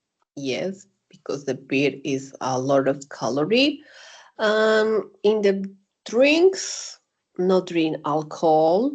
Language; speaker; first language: English; non-native, learner; Spanish